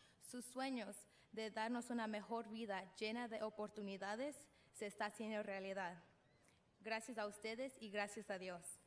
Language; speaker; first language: Spanish; early bilingual, heritage; Spanish